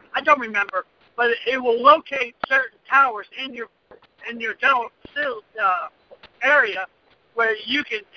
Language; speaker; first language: English; native; English